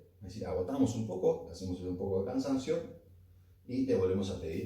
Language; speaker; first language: Spanish; native; Spanish